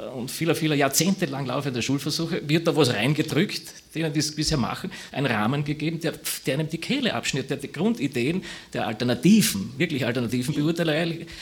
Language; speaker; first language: German; native; German